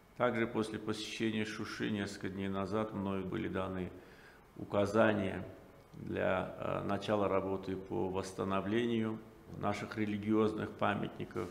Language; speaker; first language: Russian; non-native, local second language; Azerbaijani